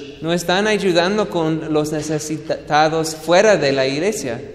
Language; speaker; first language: Spanish; non-native, fluent; English